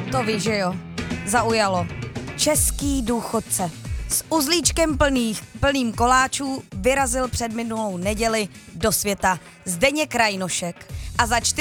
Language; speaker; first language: Czech; native; Czech